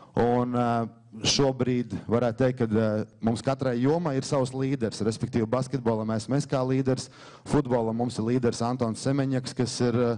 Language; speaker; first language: Latvian; native; Latvian